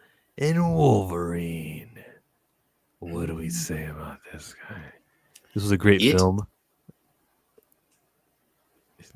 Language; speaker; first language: English; native; English